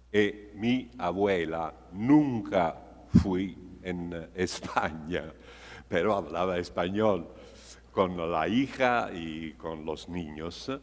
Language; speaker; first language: Spanish; non-native, fluent; Italian